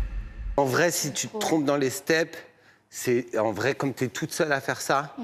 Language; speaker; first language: French; native; French